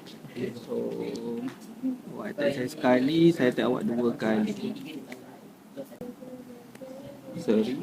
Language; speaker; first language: Malay; native; Malay